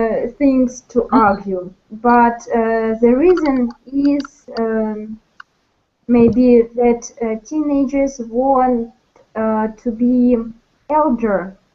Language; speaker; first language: English; non-native, learner; Russian